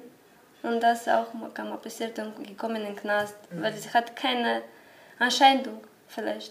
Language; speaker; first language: German; non-native, learner; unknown